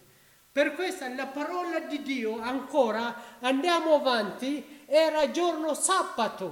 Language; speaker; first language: Italian; non-native, learner; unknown